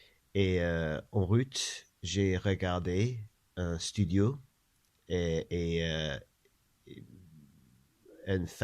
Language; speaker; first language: French; non-native, learner; English